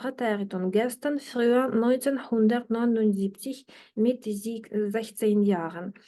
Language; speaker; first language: German; non-native, fluent; Ukrainian